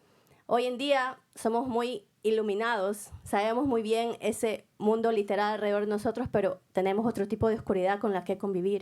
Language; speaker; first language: Spanish; native; Spanish